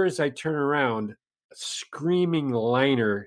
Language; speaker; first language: English; native; English